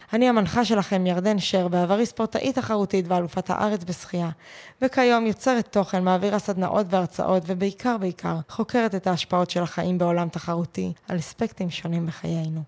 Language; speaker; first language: Hebrew; native; Hebrew